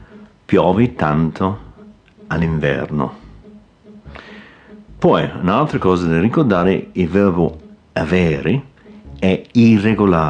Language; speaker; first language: Italian; non-native, fluent; English